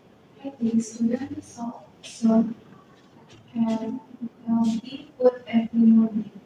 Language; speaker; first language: English; non-native, learner; Indonesian